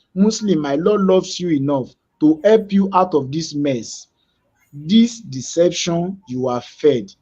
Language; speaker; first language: English; non-native, local second language; Yoruba